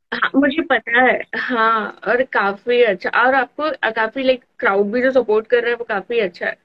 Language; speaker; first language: Hindi; native; Hindi